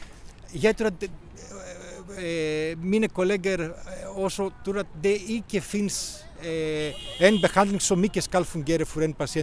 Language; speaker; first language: Norwegian; non-native, fluent; Greek